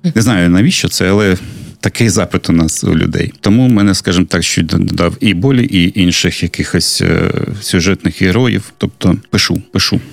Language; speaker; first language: Ukrainian; non-native, local second language; Russian